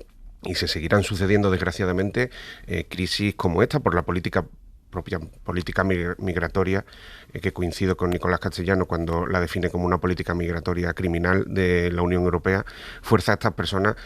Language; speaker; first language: Spanish; native; Spanish